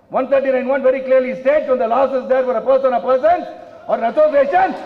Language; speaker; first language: English; non-native, local second language; Tamil